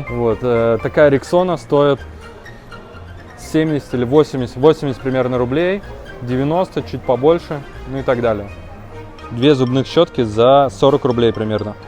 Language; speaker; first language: Russian; native; Russian